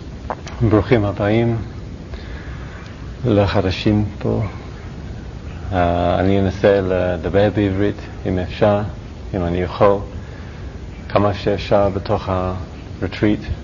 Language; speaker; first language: Hebrew; non-native, learner; English